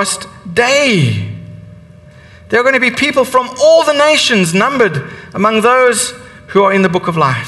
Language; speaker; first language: English; native; English